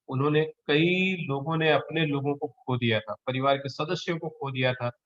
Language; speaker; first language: Hindi; non-native, local second language; Marathi